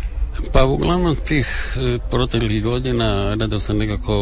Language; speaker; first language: Serbian; native; Serbian